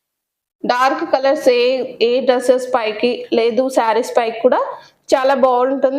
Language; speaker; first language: Telugu; native; Telugu